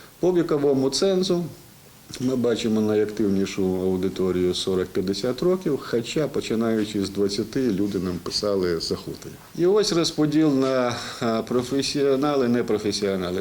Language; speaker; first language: Ukrainian; native; Ukrainian